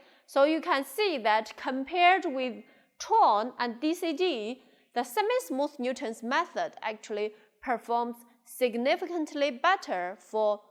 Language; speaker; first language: English; non-native, local second language; Chinese